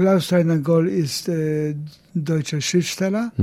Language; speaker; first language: German; non-native, learner; Polish